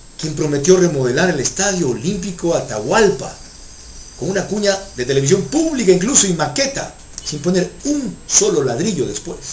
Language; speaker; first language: Spanish; native; Spanish